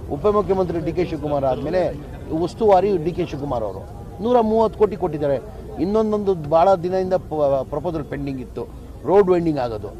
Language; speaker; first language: Kannada; non-native, local second language; Urdu